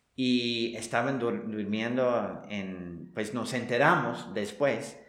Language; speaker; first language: Spanish; non-native, fluent; English